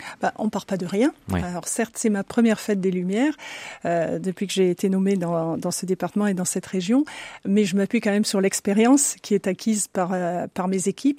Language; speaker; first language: French; native; French